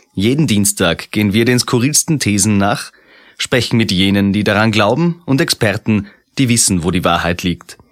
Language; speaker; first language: German; native; German